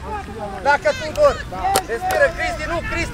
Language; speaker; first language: Romanian; native; Romanian